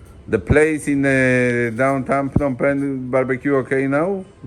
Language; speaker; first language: English; non-native, learner; Polish